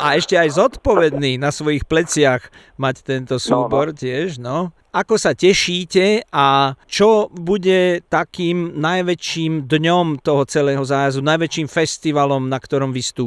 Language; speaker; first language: Slovak; native; Slovak